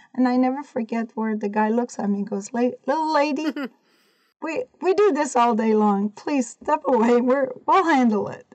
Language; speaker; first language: English; non-native, fluent; Persian